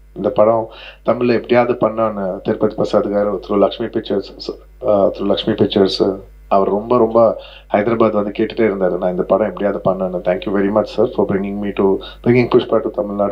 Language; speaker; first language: Tamil; non-native, local second language; Telugu